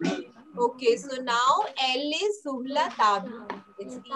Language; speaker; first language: English; non-native, local second language; Hindi